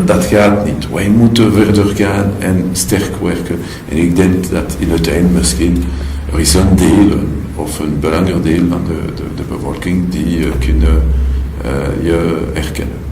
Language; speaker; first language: Dutch; non-native, local second language; French